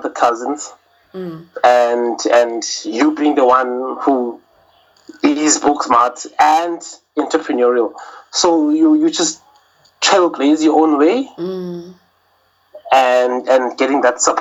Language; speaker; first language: English; non-native, local second language; Zulu